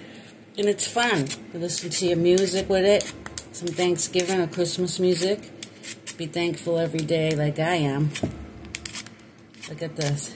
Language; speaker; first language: English; native; English